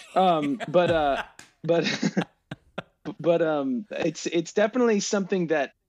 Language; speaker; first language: English; native; English